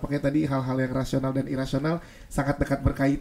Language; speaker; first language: Indonesian; native; Indonesian